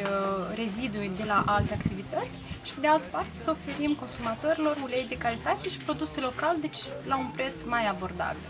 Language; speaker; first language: Romanian; native; Romanian